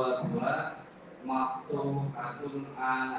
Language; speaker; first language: Arabic; non-native, learner; Indonesian